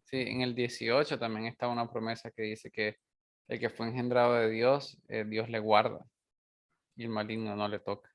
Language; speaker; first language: Spanish; native; Spanish